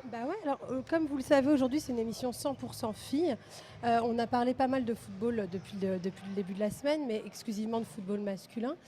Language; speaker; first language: French; native; French